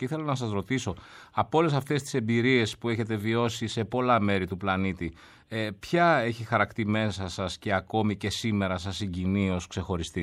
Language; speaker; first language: Greek; native; Greek